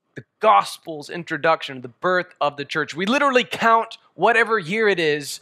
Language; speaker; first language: English; native; English